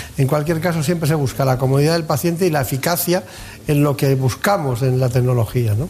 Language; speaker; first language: Spanish; native; Spanish